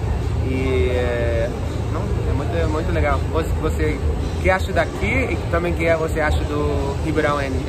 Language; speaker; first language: Portuguese; non-native, fluent; English